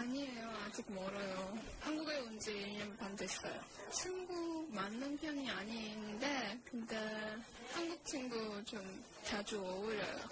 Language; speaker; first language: Korean; non-native, learner; Chinese